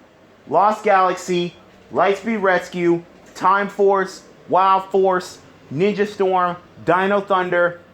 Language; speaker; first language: English; native; English